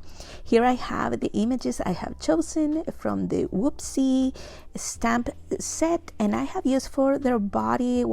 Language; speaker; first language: English; non-native, fluent; Spanish